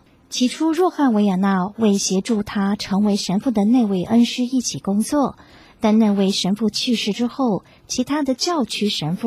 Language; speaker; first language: Chinese; native; Chinese